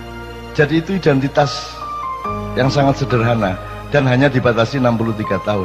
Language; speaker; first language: Indonesian; non-native, local second language; Javanese